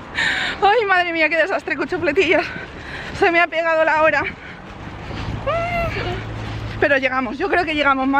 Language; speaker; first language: Spanish; native; Spanish